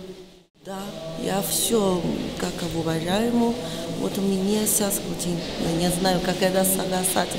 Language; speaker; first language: Russian; non-native, learner; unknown